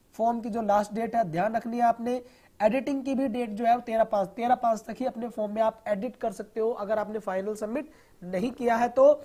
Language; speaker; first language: Hindi; non-native, local second language; Punjabi